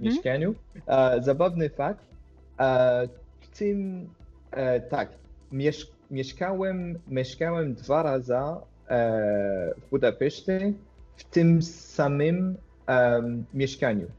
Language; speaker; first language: Polish; non-native, learner; French